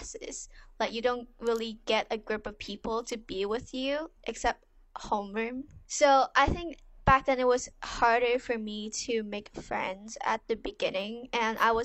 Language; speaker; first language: English; non-native, local second language; Cantonese